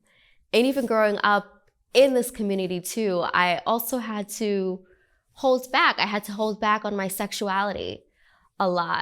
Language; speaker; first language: English; early bilingual, other home language; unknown